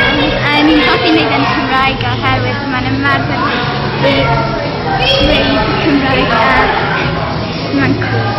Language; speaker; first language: Welsh; non-native, local second language; English